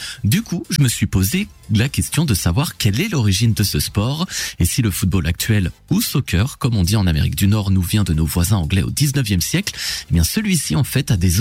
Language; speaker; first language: French; native; French